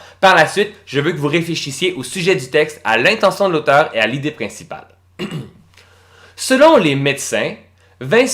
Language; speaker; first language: French; native; French